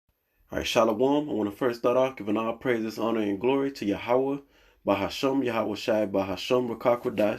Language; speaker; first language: English; native; English